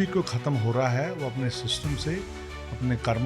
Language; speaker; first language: Hindi; native; Hindi